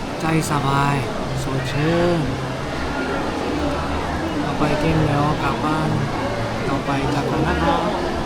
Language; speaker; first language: Thai; non-native, learner; Korean